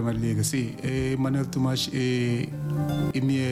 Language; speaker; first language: Portuguese; non-native, learner; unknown